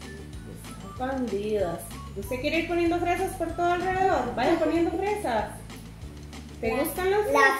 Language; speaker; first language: Spanish; native; Spanish